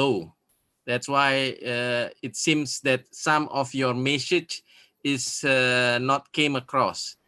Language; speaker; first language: English; non-native, fluent; Indonesian